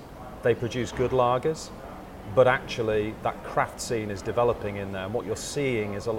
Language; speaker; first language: English; native; English